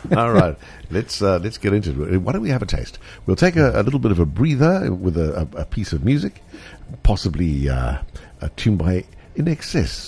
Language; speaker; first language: English; native; English